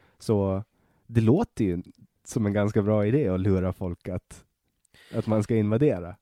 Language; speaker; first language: Swedish; native; Swedish